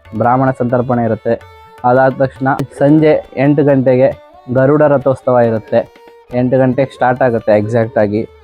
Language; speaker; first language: Kannada; non-native, local second language; Konkani